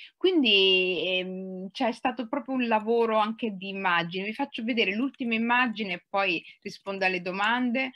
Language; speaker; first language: Italian; early bilingual, other home language; Somali